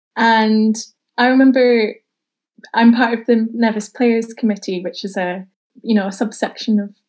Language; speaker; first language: English; native; English